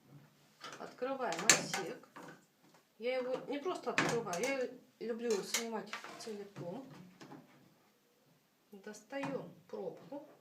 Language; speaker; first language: Russian; native; Russian